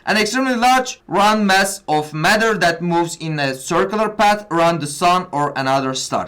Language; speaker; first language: English; non-native, fluent; Turkish